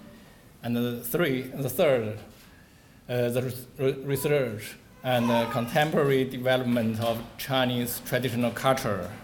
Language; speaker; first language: English; non-native, learner; Chinese